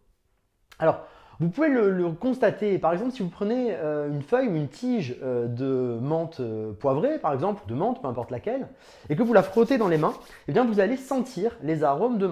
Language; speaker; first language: French; native; French